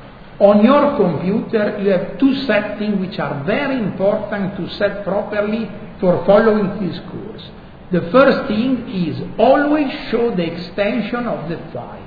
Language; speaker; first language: English; non-native, fluent; Italian